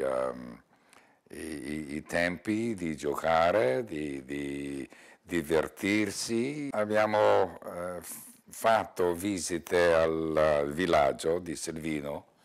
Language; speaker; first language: Italian; non-native, learner; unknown